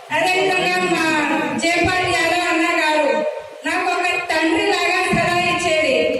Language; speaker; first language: Telugu; non-native, local second language; Hindi